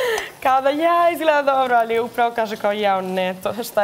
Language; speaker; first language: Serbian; non-native, learner; Spanish